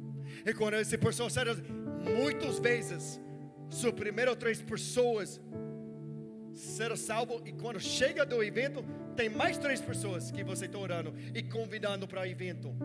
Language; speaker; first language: Portuguese; non-native, learner; English